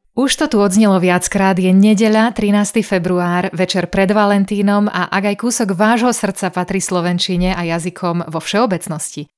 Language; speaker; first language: Slovak; native; Slovak